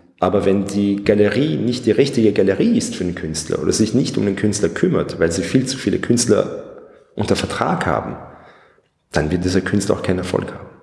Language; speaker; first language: German; early bilingual, other home language; Persian